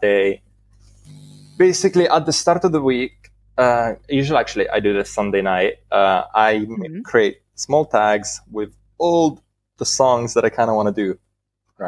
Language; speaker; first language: English; non-native, fluent; Italian